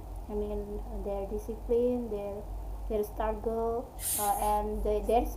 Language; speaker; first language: English; non-native, learner; Indonesian